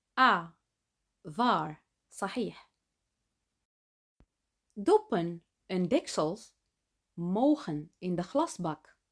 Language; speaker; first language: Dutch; non-native, fluent; Arabic